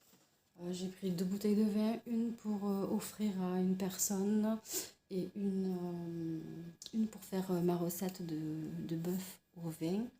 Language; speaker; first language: French; native; French